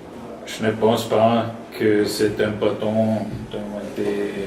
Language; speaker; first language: French; non-native, learner; German